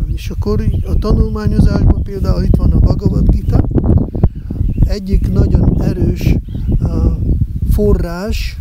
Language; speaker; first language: Hungarian; non-native, fluent; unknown